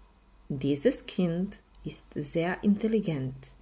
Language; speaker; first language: German; non-native, fluent; Serbian